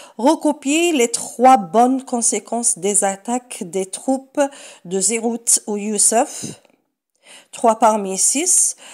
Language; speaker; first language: French; non-native, local second language; Arabic